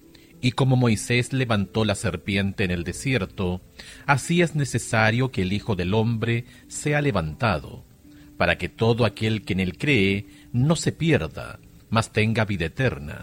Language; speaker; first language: Spanish; native; Spanish